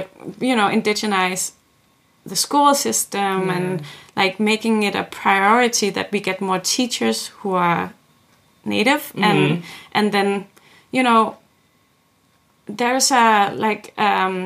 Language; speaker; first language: English; non-native, fluent; Kalaallisut